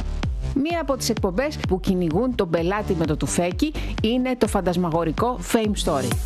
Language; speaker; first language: Greek; native; Greek